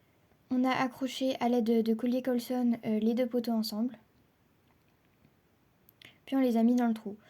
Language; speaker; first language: French; native; French